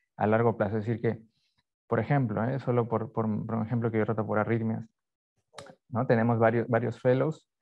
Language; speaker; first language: Spanish; native; Spanish